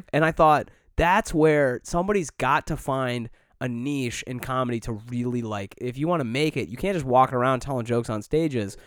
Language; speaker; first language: English; native; English